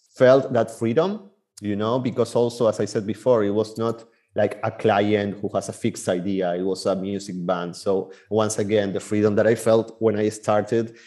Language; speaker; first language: English; non-native, fluent; Spanish